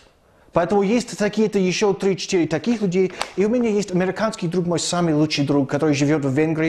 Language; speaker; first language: Russian; non-native, fluent; English